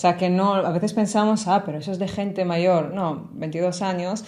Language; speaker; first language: Spanish; native; Spanish